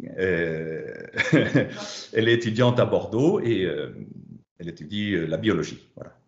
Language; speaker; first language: French; non-native, fluent; German